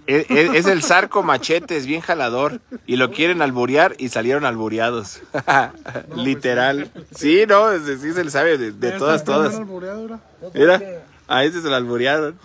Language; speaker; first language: Spanish; native; Spanish